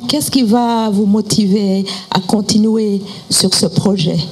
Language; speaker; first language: French; non-native, local second language; Rundi